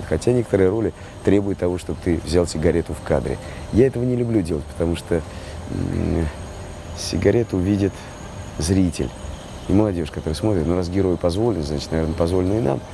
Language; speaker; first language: Russian; native; Russian